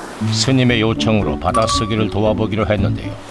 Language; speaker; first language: Korean; native; Korean